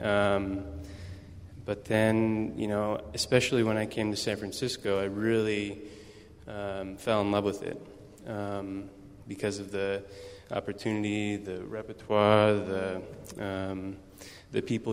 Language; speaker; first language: English; native; English